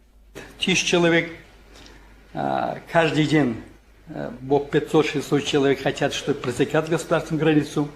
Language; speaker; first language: Russian; non-native, local second language; Tajik